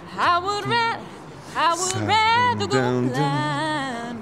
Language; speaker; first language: French; non-native, fluent; English